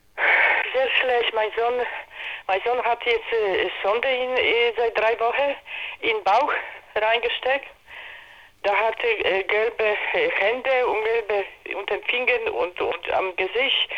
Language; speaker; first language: German; non-native, learner; Polish